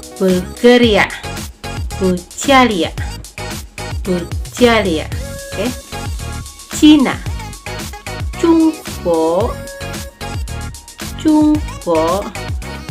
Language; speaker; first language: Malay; non-native, local second language; Javanese